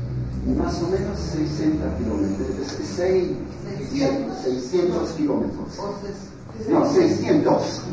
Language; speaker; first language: Spanish; non-native, fluent; French